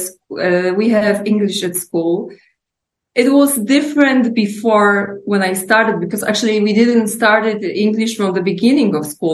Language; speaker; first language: English; non-native, fluent; Polish